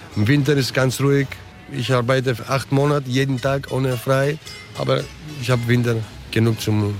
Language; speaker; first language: German; early bilingual, other home language; Greek